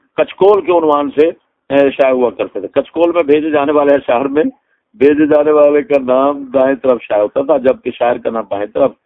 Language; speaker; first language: Urdu; non-native, local second language; Punjabi